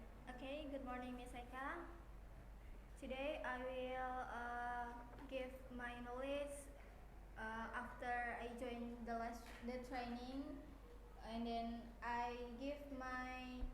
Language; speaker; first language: English; non-native, learner; Indonesian